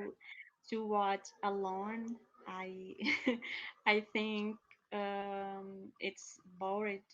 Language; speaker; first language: English; non-native, learner; Portuguese